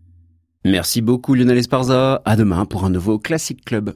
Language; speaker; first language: French; native; French